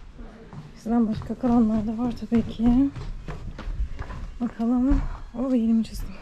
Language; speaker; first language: Turkish; native; Turkish